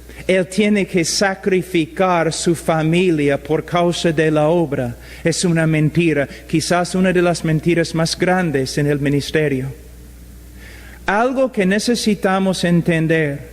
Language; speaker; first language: Spanish; non-native, fluent; English